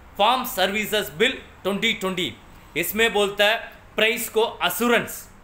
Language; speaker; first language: Hindi; non-native, local second language; Tamil